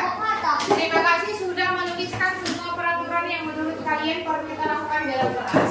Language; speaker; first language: Indonesian; native; Indonesian